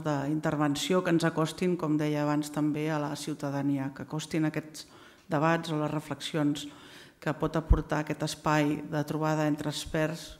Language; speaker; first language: Catalan; native; Catalan